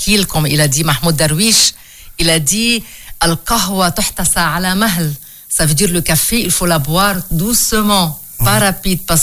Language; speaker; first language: French; non-native, local second language; Arabic